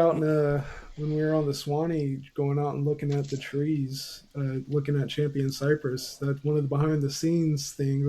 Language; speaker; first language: English; native; English